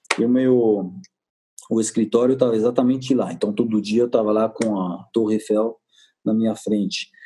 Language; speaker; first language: Portuguese; non-native, fluent; French